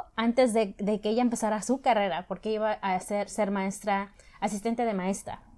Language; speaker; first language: Spanish; early bilingual, other home language; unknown